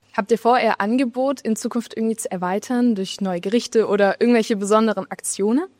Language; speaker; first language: German; native; German